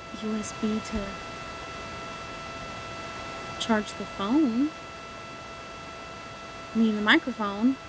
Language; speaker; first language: English; native; English